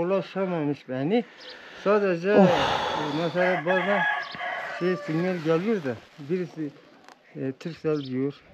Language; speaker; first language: Turkish; non-native, local second language; Kurdish